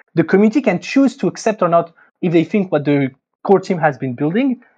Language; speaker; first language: English; non-native, fluent; French